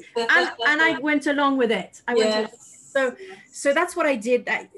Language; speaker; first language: English; non-native, fluent; French